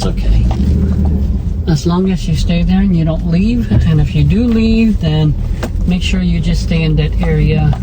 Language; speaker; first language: English; early bilingual, other home language; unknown